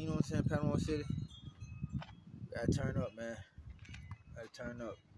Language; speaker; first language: English; native; English